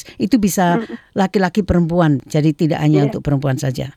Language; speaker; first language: Indonesian; native; Indonesian